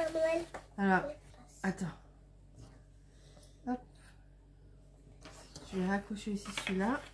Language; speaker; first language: French; native; French